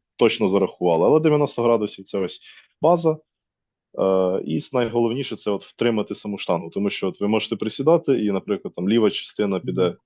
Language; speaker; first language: Ukrainian; native; Ukrainian